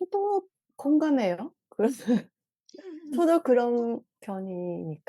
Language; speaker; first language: Korean; non-native, fluent; Japanese